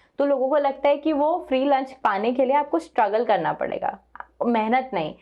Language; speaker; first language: Hindi; native; Hindi